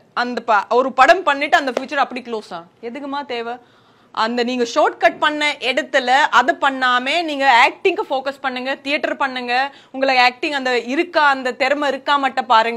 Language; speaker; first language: Tamil; non-native, learner; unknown